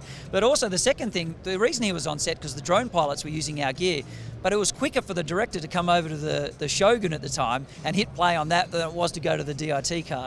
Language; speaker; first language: English; native; English